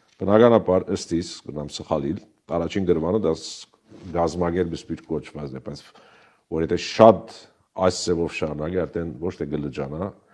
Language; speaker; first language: Armenian; early bilingual, heritage; Armenian